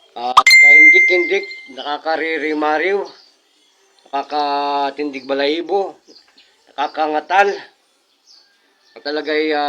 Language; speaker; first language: Filipino; native; Filipino